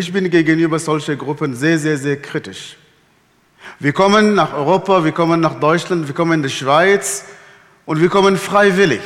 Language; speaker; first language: German; non-native, fluent; Arabic